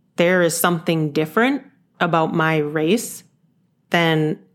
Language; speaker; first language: English; early bilingual, other home language; Yoruba